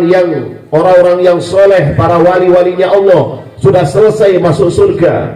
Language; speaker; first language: Indonesian; native; Indonesian